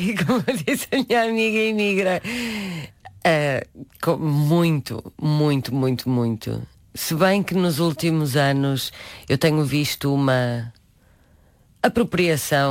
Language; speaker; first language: Portuguese; native; Portuguese